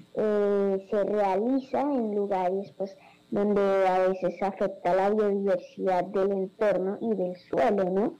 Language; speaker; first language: Spanish; native; Spanish